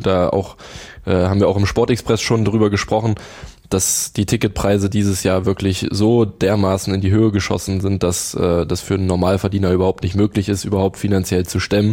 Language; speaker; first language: German; native; German